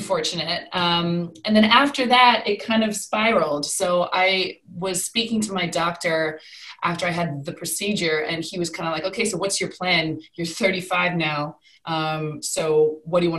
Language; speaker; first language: English; native; English